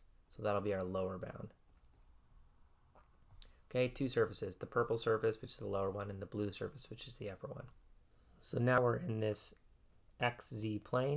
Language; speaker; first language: English; native; English